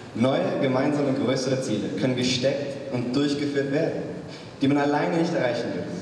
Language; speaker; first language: German; early bilingual, other home language; Turkish